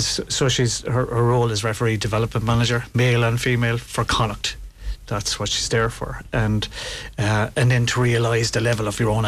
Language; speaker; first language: English; native; English